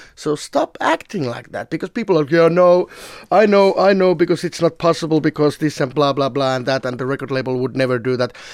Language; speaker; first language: English; non-native, fluent; Finnish